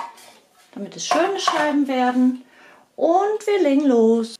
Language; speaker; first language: German; native; German